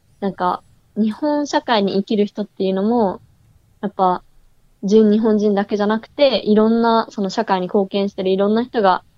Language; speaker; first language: Japanese; native; Japanese